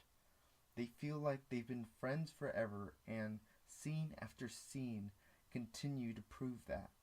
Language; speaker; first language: English; native; English